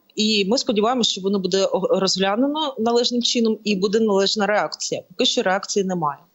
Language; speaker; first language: Ukrainian; native; Ukrainian